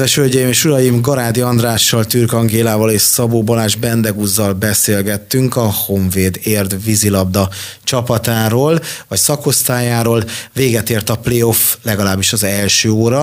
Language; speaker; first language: Hungarian; native; Hungarian